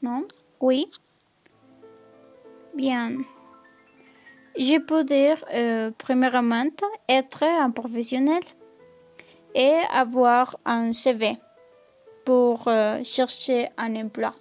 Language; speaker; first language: French; non-native, learner; Spanish